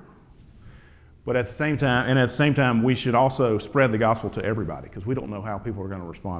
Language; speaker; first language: English; native; English